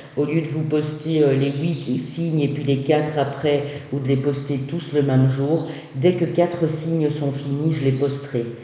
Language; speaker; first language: French; native; French